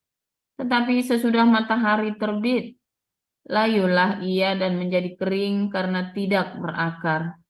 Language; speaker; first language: Indonesian; native; Indonesian